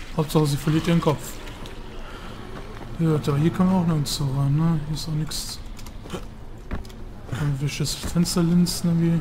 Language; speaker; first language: German; native; German